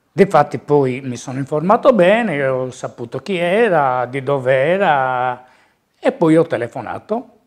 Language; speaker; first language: Italian; native; Italian